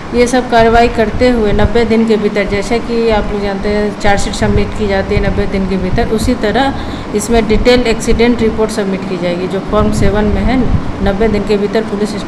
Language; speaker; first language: Hindi; native; Hindi